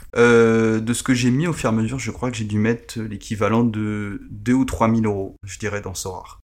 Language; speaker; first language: French; early bilingual, other home language; Portuguese